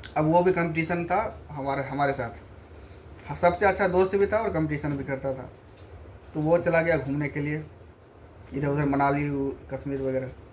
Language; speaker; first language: Hindi; native; Hindi